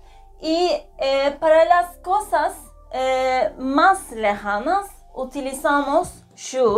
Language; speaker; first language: Spanish; non-native, fluent; Turkish